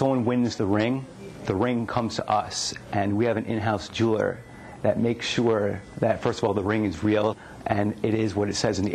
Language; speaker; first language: English; native; English